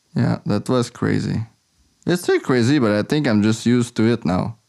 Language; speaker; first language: English; non-native, learner; French